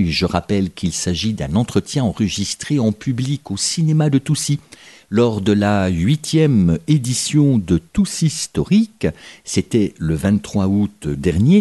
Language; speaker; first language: French; native; French